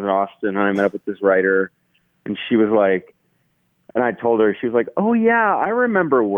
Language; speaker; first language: English; native; English